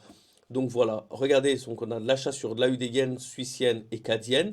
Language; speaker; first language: French; native; French